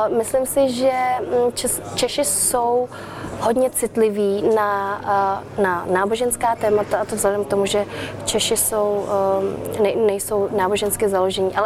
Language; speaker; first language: Czech; early bilingual, other home language; Vietnamese